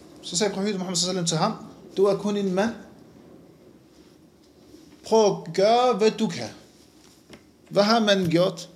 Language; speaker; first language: Danish; non-native, fluent; Arabic